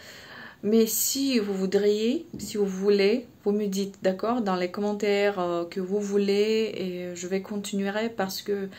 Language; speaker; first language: French; non-native, fluent; Russian